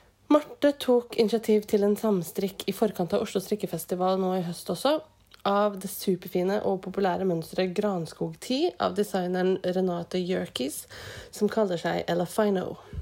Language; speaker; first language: Norwegian; native; Norwegian